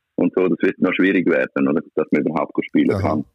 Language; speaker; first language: German; native; German